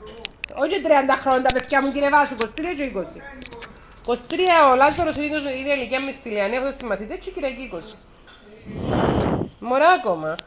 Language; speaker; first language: Greek; native; Greek